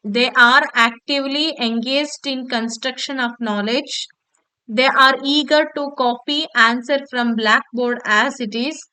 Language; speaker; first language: English; non-native, local second language; Kannada